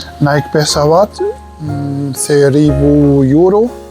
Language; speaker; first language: Indonesian; non-native, learner; German